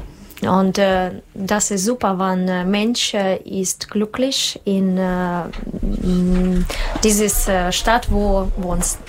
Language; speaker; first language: German; non-native, learner; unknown